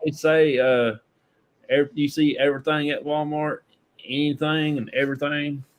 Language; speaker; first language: English; native; English